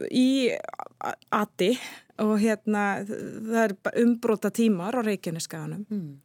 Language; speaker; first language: Icelandic; non-native, fluent; Dutch